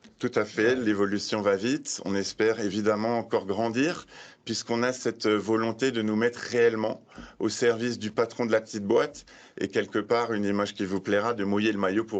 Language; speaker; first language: French; native; French